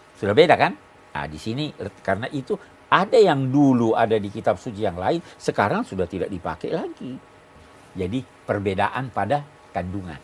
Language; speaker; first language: Indonesian; non-native, local second language; Buginese